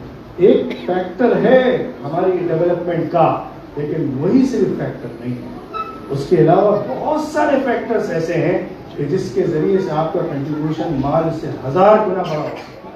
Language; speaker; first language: Urdu; native; Urdu